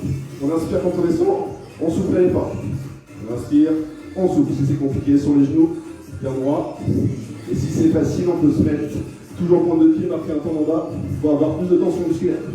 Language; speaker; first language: French; native; French